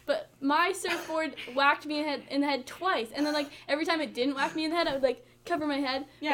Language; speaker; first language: English; native; English